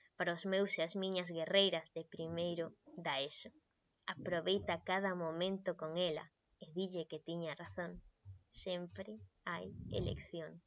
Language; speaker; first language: Galician; non-native, local second language; Spanish